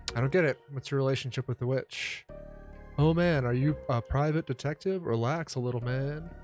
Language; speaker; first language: English; native; English